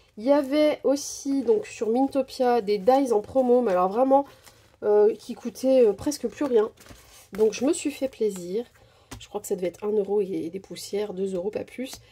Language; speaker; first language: French; native; French